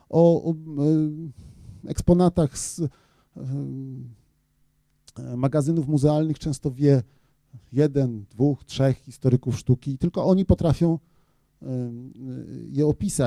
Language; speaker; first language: Polish; native; Polish